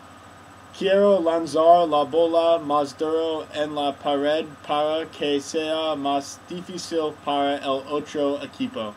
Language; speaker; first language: Spanish; non-native, learner; English